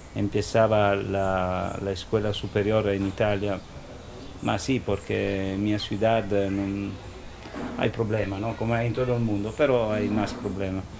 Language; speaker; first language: Spanish; non-native, learner; Italian